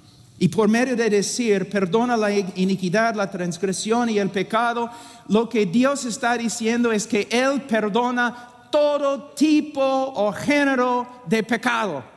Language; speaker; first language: Spanish; non-native, fluent; English